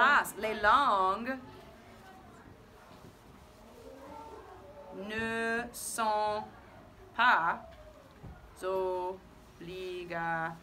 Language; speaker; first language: French; non-native, fluent; English